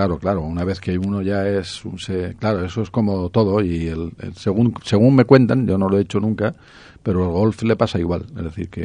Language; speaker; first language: Spanish; native; Spanish